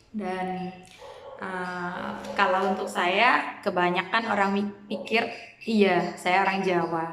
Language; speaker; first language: Indonesian; non-native, fluent; Khmer